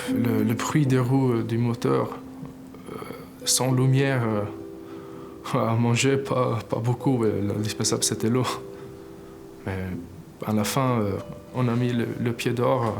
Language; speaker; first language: French; non-native, learner; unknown